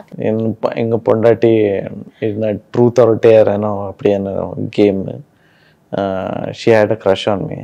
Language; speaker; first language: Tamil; non-native, learner; Kannada